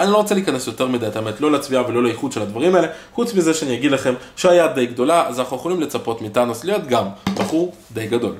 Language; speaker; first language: Hebrew; native; Hebrew